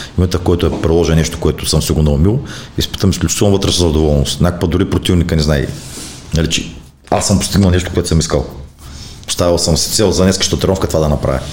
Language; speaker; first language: Bulgarian; native; Bulgarian